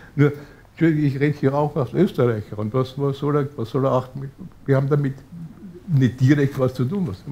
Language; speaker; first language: German; native; German